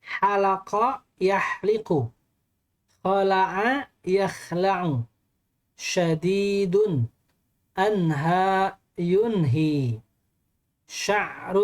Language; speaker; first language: Arabic; non-native, fluent; Indonesian